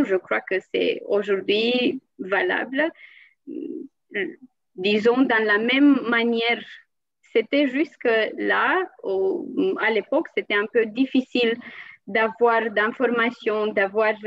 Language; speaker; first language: French; non-native, fluent; Romanian